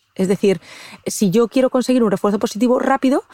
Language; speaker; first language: Spanish; native; Spanish